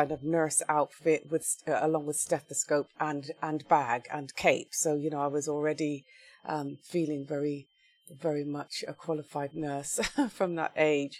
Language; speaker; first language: English; native; English